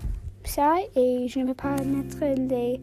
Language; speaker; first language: French; non-native, learner; English